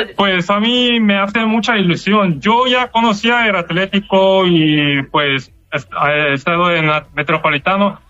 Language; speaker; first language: Spanish; non-native, fluent; Korean